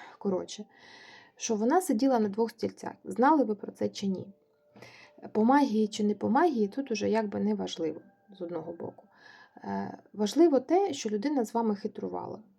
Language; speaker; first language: Ukrainian; non-native, local second language; Russian